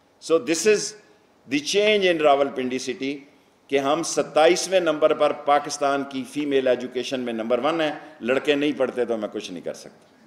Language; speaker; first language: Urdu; non-native, local second language; Punjabi